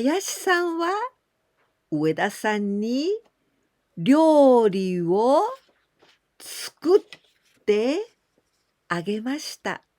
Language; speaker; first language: Japanese; non-native, fluent; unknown